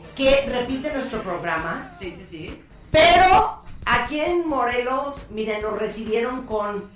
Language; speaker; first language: Spanish; native; Spanish